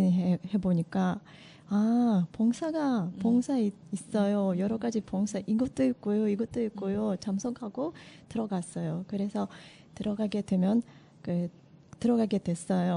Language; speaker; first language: Korean; non-native, learner; Russian